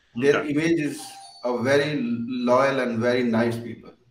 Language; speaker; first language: English; non-native, local second language; Punjabi